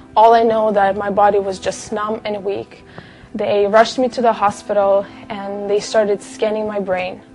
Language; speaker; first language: English; non-native, fluent; Russian